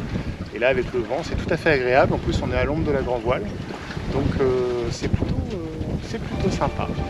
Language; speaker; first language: French; native; French